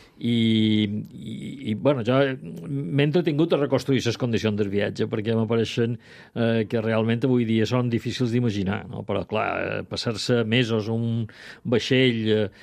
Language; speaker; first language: Catalan; native; Catalan